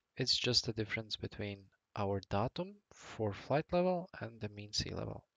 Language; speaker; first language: English; non-native, fluent; Latvian